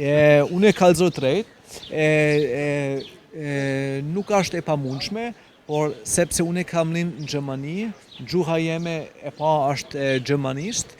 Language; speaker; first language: Albanian; non-native, fluent; German